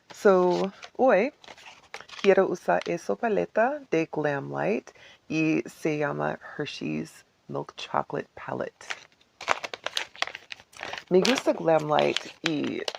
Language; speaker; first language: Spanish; non-native, learner; English